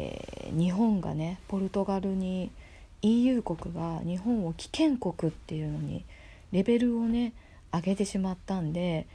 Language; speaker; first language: Japanese; native; Japanese